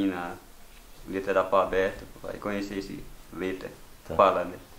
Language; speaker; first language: Portuguese; non-native, local second language; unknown